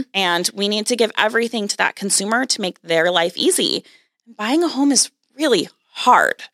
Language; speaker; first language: English; native; English